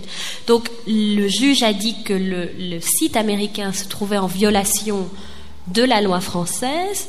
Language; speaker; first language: French; native; French